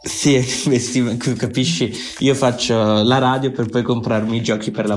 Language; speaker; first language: Italian; native; Italian